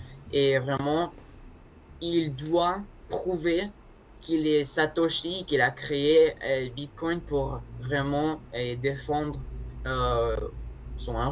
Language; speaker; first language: French; non-native, learner; Spanish